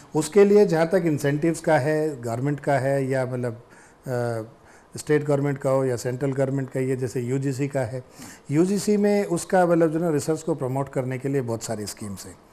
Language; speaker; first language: Hindi; native; Hindi